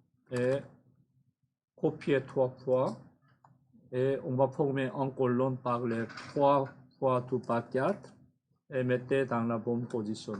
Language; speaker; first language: French; non-native, fluent; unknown